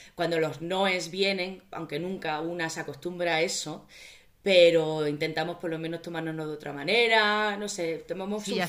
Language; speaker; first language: Spanish; native; Spanish